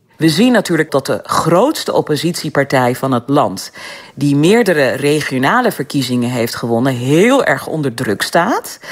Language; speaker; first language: Dutch; early bilingual, other home language; Turkish